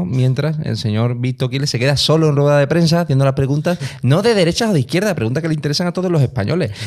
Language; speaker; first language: Spanish; native; Spanish